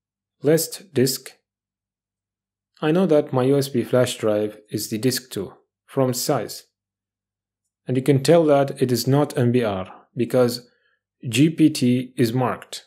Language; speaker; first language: English; non-native, fluent; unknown